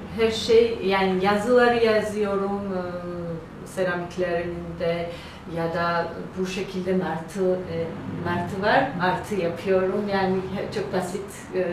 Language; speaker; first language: Turkish; non-native, learner; Georgian